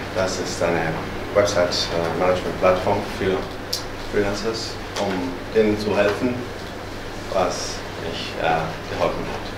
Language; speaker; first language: German; non-native, fluent; Spanish